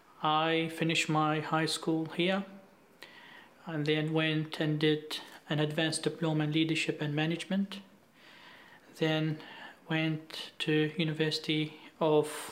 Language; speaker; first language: English; non-native, fluent; Arabic